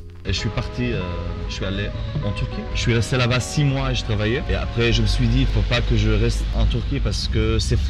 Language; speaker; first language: French; non-native, fluent; Arabic